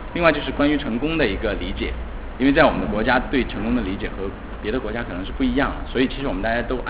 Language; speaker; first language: Chinese; native; Chinese